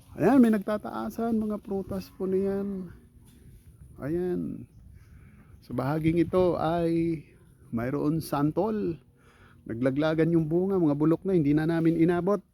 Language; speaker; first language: Filipino; non-native, local second language; Bikol